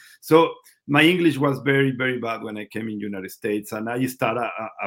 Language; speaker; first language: English; non-native, learner; Spanish